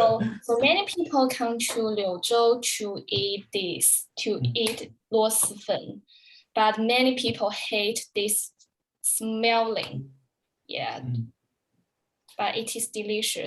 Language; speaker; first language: English; non-native, learner; Chinese